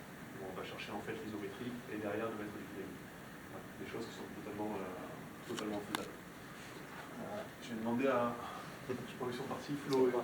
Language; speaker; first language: French; native; French